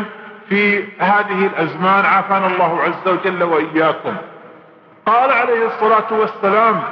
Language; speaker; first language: Arabic; native; Arabic